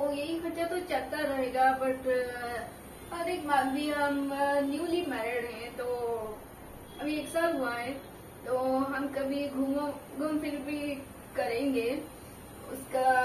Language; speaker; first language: Hindi; non-native, local second language; Odia